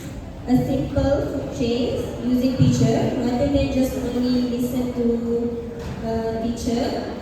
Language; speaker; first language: English; non-native, learner; Malay